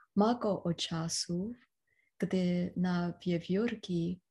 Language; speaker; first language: Polish; non-native, fluent; English